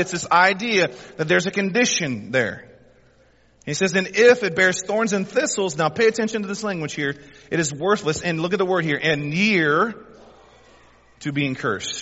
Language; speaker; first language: English; native; English